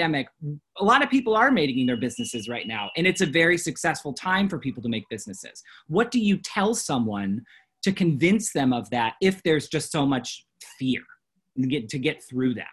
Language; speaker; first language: English; native; English